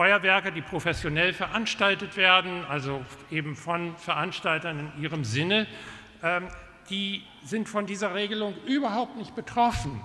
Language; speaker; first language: German; native; German